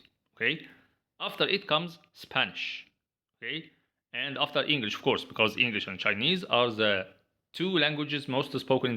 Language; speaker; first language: English; non-native, fluent; Arabic